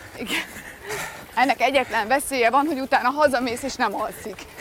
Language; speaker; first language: Hungarian; native; Hungarian